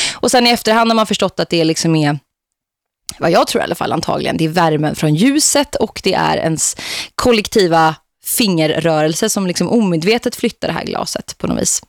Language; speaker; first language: Swedish; native; Swedish